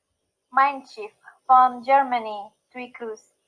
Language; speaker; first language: German; non-native, learner; Indonesian